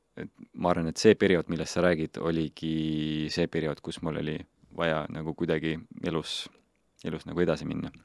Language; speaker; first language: Estonian; non-native, local second language; Russian